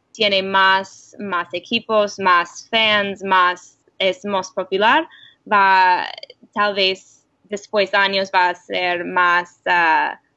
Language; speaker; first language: Spanish; non-native, learner; English